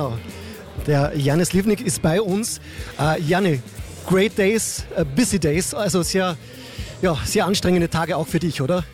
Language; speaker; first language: German; native; German